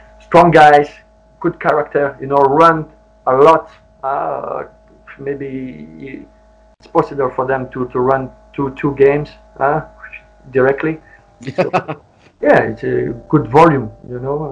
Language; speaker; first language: English; non-native, learner; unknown